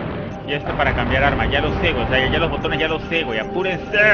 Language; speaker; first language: Spanish; native; Spanish